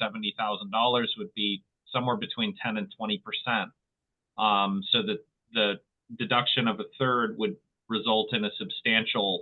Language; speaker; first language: English; native; English